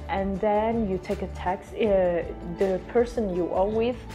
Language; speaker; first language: English; non-native, fluent; Swedish